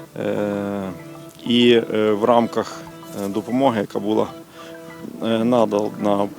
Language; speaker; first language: Ukrainian; native; Ukrainian